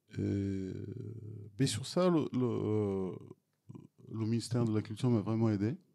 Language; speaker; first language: French; non-native, fluent; Serbian